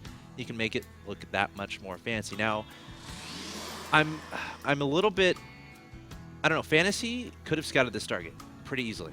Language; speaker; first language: English; native; English